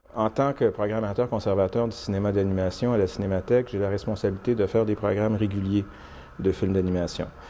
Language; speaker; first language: French; native; French